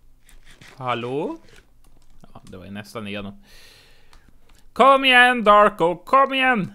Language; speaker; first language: Swedish; native; Swedish